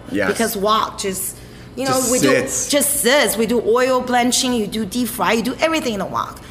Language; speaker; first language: English; non-native, fluent; Chinese